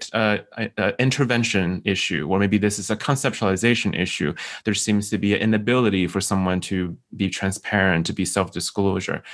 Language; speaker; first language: English; non-native, fluent; Chinese